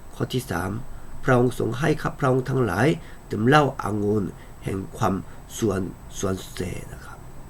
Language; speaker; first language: Thai; non-native, fluent; Korean